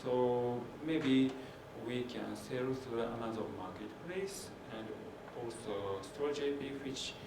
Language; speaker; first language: English; non-native, learner; Japanese